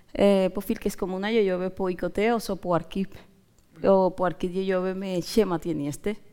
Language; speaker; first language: Norwegian; non-native, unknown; Spanish